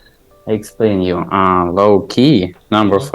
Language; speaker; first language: English; non-native, learner; Tajik